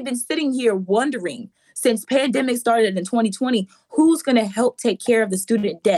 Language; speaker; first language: English; native; English